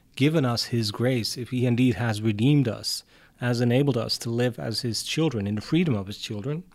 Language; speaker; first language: English; non-native, fluent; Dutch